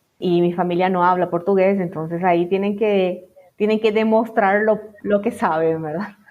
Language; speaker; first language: Spanish; native; Spanish